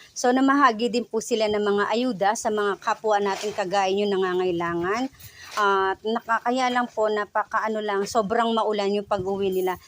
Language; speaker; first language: Filipino; non-native, local second language; Bikol